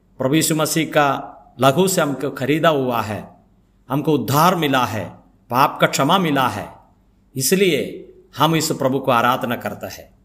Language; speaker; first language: Hindi; non-native, local second language; Malayalam